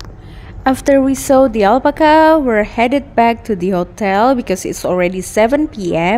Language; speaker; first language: English; non-native, fluent; Indonesian